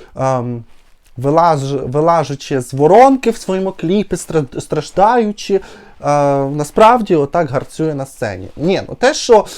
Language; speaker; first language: Ukrainian; non-native, local second language; Russian